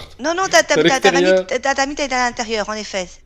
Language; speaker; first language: French; native; French